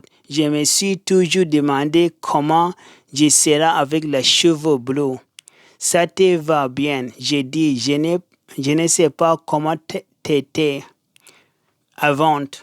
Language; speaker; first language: French; non-native, learner; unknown